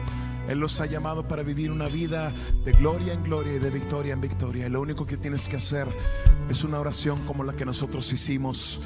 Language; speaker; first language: Spanish; native; Spanish